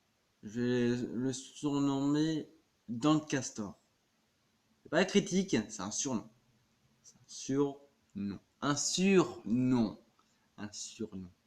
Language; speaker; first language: French; native; French